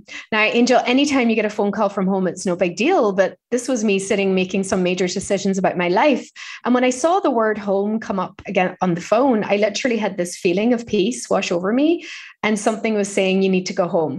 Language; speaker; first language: English; native; English